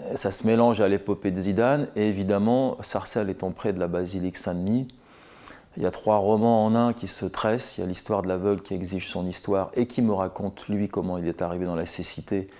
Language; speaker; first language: French; native; French